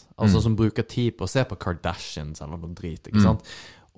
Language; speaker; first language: Norwegian; native; Norwegian